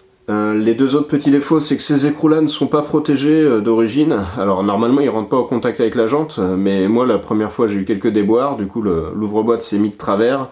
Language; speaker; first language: French; native; French